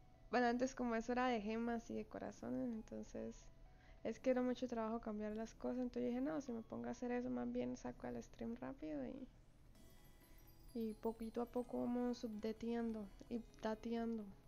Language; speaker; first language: Spanish; native; Spanish